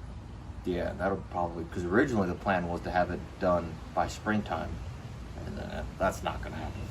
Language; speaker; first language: English; native; English